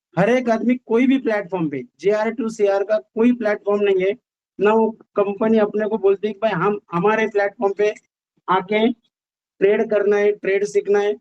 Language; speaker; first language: Hindi; non-native, local second language; Marathi